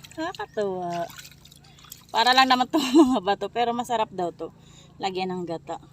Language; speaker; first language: Filipino; non-native, local second language; Waray